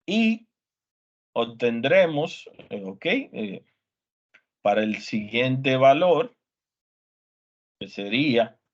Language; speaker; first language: Spanish; native; Spanish